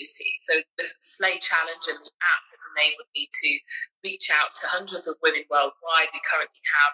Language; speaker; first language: English; native; English